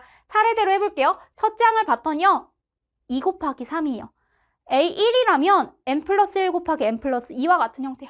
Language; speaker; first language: Korean; native; Korean